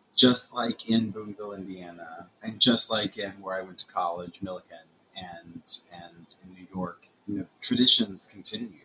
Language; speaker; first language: English; native; English